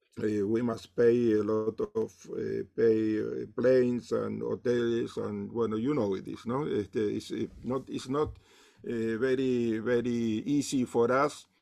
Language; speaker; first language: English; non-native, learner; Spanish